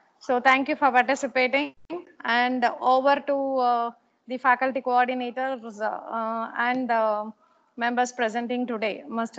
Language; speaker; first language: English; non-native, local second language; Tamil